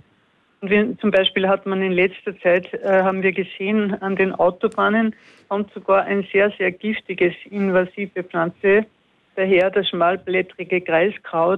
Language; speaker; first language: German; native; German